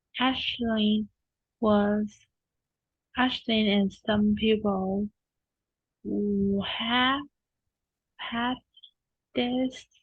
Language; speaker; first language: English; non-native, learner; Vietnamese